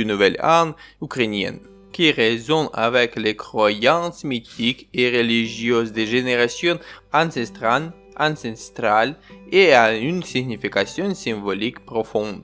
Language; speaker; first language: French; non-native, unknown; Ukrainian